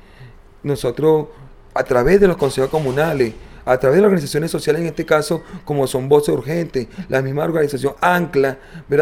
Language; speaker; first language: Spanish; native; Spanish